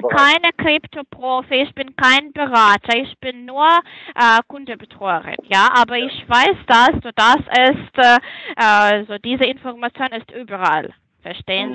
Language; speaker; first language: German; non-native, fluent; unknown